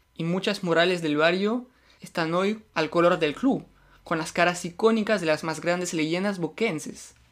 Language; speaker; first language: Spanish; non-native, fluent; French